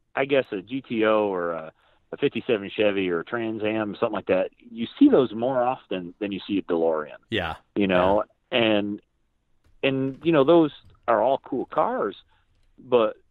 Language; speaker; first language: English; native; English